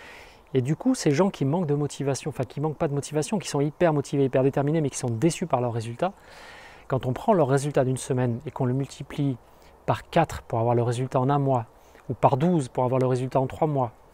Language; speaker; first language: French; native; French